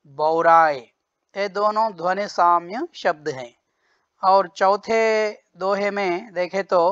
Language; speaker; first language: Hindi; non-native, local second language; Telugu